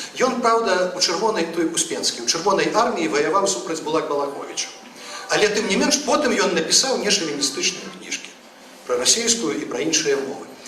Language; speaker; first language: Belarusian; native; Belarusian